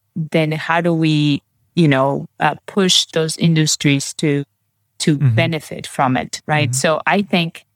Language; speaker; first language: English; non-native, fluent; Spanish